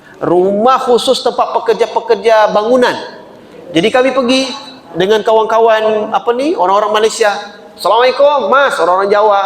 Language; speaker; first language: Malay; native; Malay